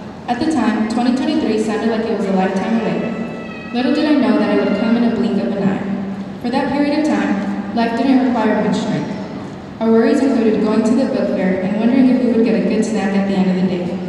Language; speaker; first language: English; early bilingual, other home language; Spanish